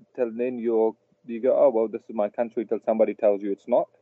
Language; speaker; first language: English; early bilingual, other home language; Telugu